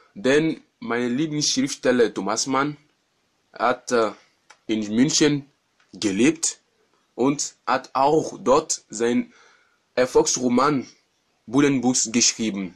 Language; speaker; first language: German; non-native, fluent; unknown